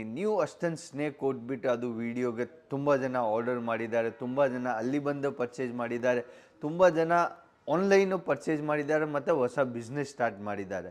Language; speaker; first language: Kannada; non-native, local second language; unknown